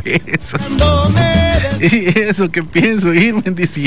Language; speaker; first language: Spanish; native; Spanish